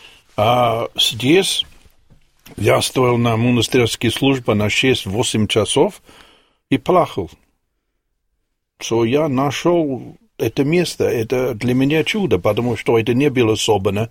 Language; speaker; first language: Russian; non-native, learner; English